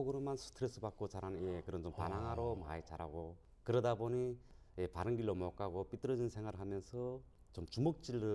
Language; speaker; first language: Korean; native; Korean